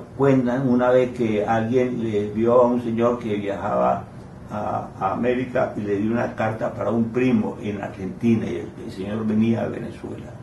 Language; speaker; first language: Spanish; native; Spanish